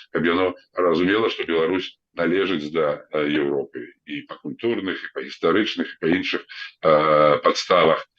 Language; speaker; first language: Belarusian; non-native, local second language; Russian